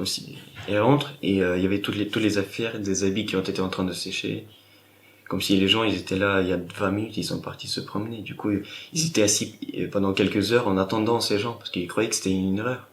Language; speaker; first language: French; non-native, fluent; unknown